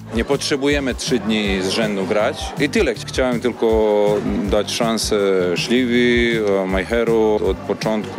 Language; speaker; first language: Polish; non-native, learner; Serbian